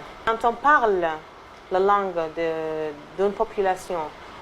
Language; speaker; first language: French; non-native, fluent; Arabic